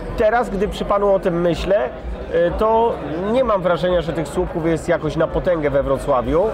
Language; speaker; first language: Polish; native; Polish